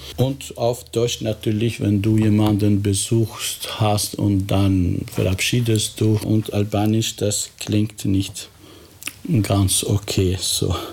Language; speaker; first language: German; non-native, fluent; Albanian